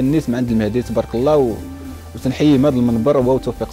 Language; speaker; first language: Arabic; native; Arabic